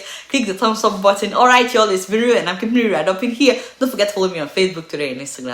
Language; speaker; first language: English; non-native, local second language; Yoruba